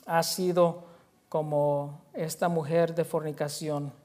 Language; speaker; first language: Spanish; early bilingual, heritage; Spanish